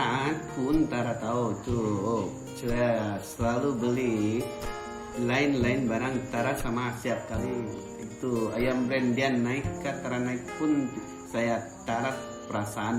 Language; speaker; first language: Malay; non-native, local second language; Tamil